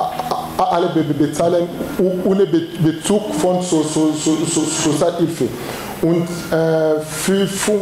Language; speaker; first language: German; non-native, learner; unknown